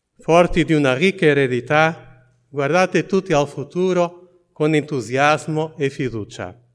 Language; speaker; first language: Italian; non-native, fluent; Portuguese